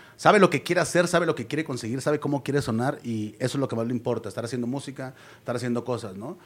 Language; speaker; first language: Spanish; native; Spanish